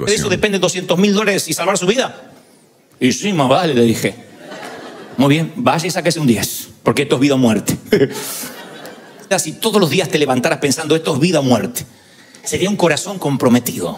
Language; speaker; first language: Spanish; native; Spanish